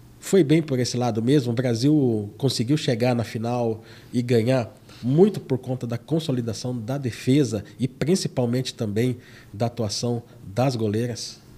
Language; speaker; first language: Portuguese; native; Portuguese